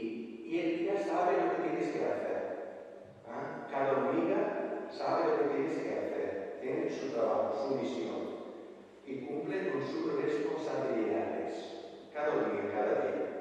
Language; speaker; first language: Spanish; non-native, fluent; Italian